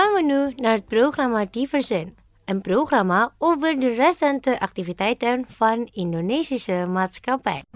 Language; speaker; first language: Dutch; non-native, fluent; Indonesian